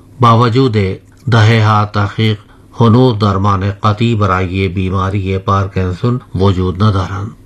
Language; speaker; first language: Persian; non-native, fluent; Urdu